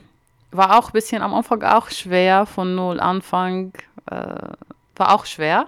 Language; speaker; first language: German; non-native, learner; Arabic